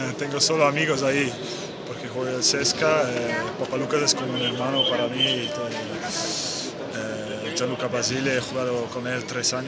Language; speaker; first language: Spanish; non-native, fluent; Dutch